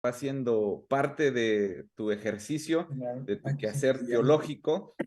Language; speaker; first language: Spanish; native; Spanish